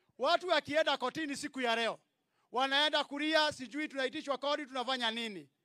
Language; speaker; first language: Swahili; non-native, local second language; Kikuyu